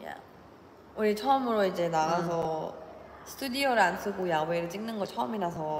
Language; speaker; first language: Korean; non-native, fluent; Thai